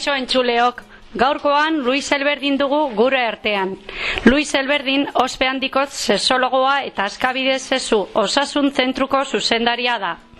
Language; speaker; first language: Basque; non-native, local second language; Spanish